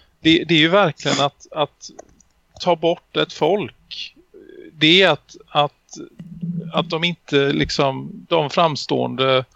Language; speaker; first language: Swedish; native; Swedish